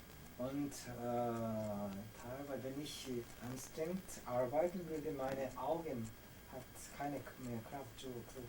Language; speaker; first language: German; non-native, learner; Korean